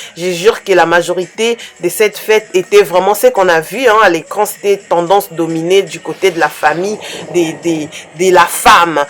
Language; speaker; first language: French; non-native, local second language; Lingala